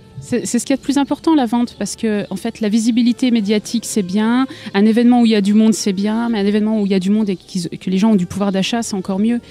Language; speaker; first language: French; native; French